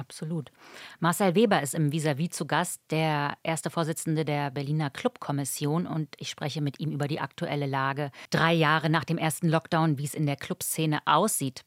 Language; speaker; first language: German; native; German